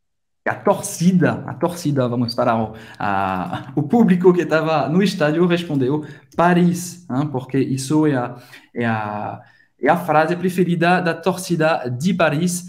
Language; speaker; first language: Portuguese; non-native, fluent; French